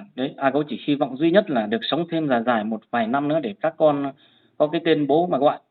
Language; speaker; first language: Vietnamese; non-native, local second language; Hmong